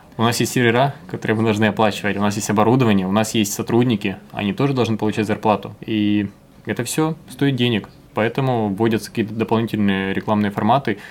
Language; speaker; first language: Russian; native; Russian